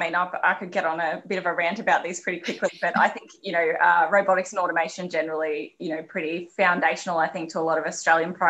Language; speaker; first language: English; native; English